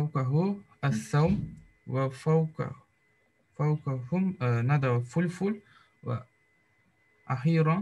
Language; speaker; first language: Arabic; non-native, learner; Turkish